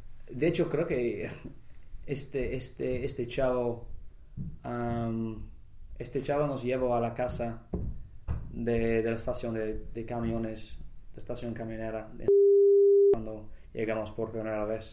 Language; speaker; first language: Spanish; non-native, fluent; English